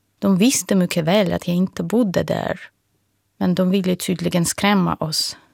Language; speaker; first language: Swedish; non-native, fluent; Russian